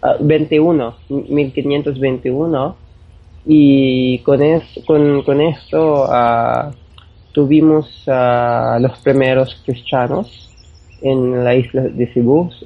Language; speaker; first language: Spanish; non-native, fluent; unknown